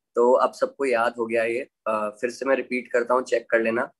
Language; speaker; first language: Hindi; native; Hindi